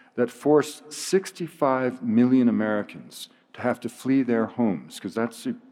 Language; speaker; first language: English; native; English